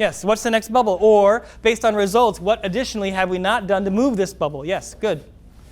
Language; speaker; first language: English; native; English